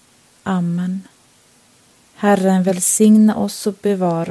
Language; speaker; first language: Swedish; native; Swedish